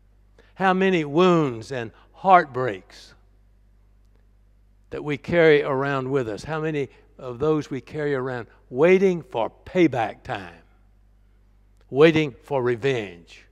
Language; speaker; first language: English; native; English